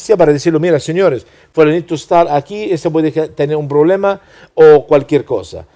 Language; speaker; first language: Spanish; non-native, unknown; Arabic